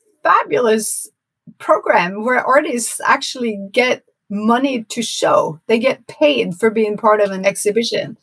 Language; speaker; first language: English; non-native, fluent; Norwegian